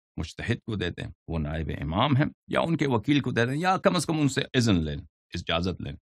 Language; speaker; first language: Urdu; non-native, fluent; Persian